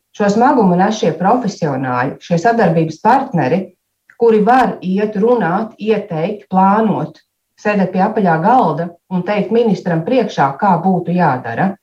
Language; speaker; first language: Latvian; native; Latvian